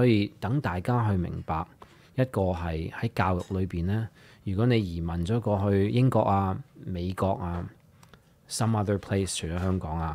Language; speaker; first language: Cantonese; early bilingual, heritage; Cantonese